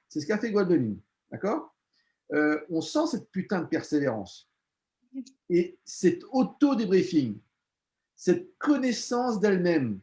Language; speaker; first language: French; native; French